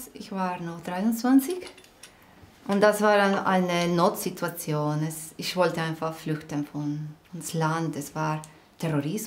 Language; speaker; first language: German; non-native, fluent; Spanish